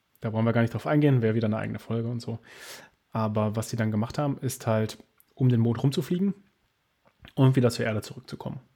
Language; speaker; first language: German; native; German